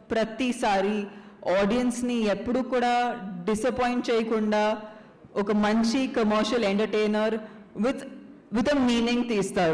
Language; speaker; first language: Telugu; non-native, fluent; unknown